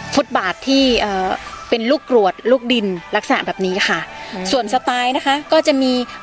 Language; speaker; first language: Thai; native; Thai